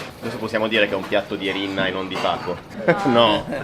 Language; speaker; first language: Italian; native; Italian